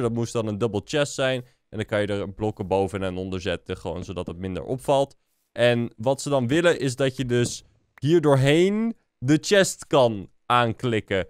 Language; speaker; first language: Dutch; native; Dutch